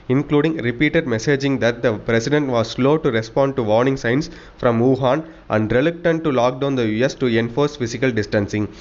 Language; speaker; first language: English; non-native, local second language; Tamil